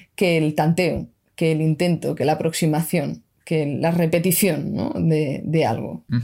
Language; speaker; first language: Spanish; native; Spanish